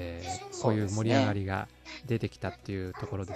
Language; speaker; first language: Japanese; native; Japanese